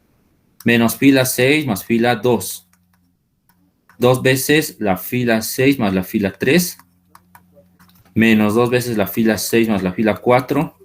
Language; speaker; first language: Spanish; native; Spanish